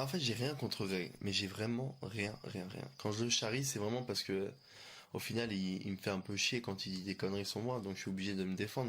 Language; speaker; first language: French; native; French